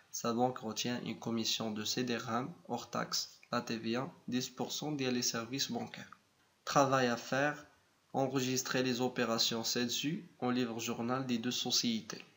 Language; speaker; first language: French; non-native, local second language; Arabic